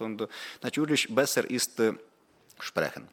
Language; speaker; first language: German; non-native, fluent; Ukrainian